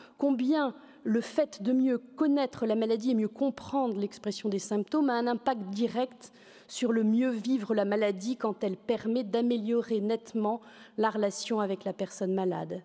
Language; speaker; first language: French; native; French